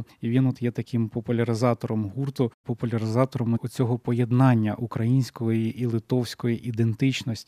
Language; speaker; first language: Ukrainian; native; Ukrainian